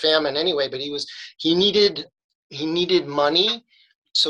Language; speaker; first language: English; native; English